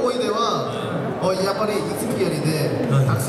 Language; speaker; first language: Japanese; non-native, learner; Korean